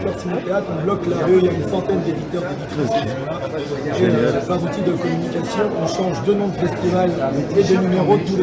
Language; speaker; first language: French; native; French